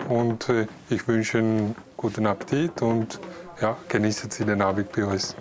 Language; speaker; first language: German; non-native, fluent; Slovak